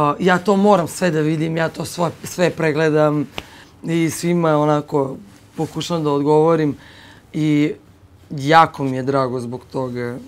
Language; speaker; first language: Serbian; early bilingual, heritage; Bosnian